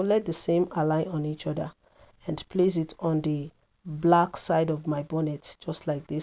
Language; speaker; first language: English; non-native, local second language; Yoruba